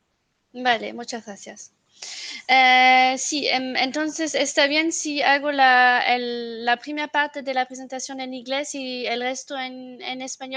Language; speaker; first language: Spanish; non-native, fluent; French